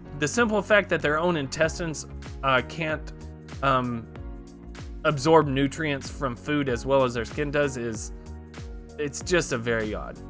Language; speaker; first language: English; native; English